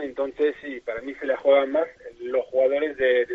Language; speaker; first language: Spanish; non-native, fluent; French